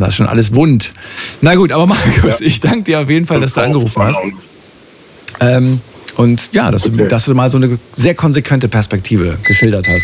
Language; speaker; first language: German; native; German